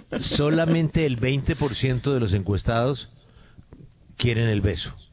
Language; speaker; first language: Spanish; native; Spanish